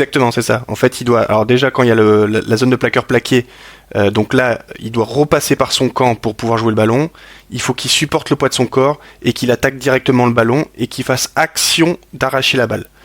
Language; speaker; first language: French; native; French